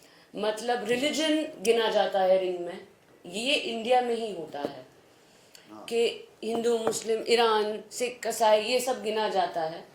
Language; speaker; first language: Hindi; native; Hindi